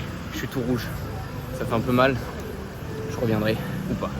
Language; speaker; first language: French; native; French